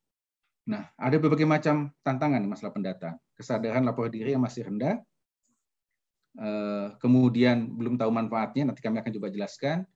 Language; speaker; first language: Indonesian; native; Indonesian